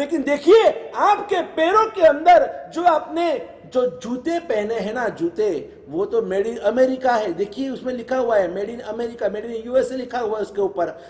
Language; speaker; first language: Hindi; non-native, local second language; Gujarati